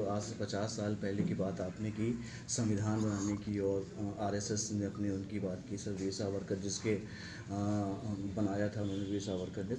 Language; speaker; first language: Hindi; native; Hindi